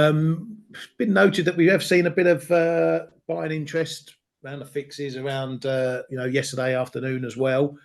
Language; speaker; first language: English; native; English